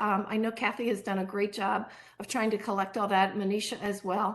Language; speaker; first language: English; native; English